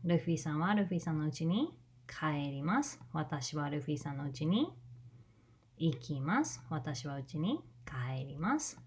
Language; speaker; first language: Japanese; non-native, fluent; English